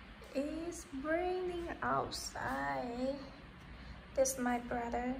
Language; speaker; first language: English; non-native, fluent; Chinese